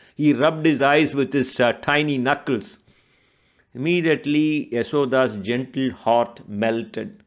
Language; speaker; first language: English; non-native, local second language; Tamil